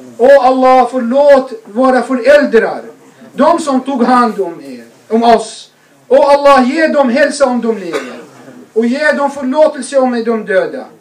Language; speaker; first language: Swedish; non-native, fluent; Arabic